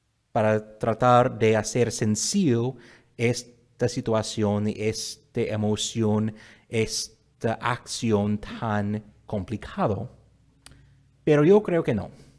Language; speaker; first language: Spanish; non-native, fluent; English